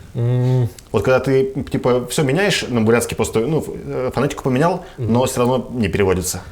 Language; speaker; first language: Russian; native; Russian